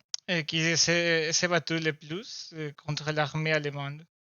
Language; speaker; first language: French; non-native, learner; Spanish